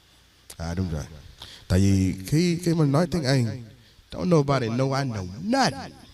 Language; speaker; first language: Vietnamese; non-native, learner; English